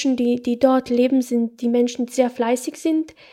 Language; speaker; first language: German; non-native, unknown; Bosnian